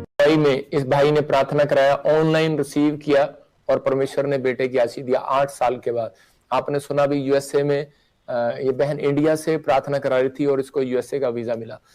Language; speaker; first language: Hindi; non-native, local second language; Punjabi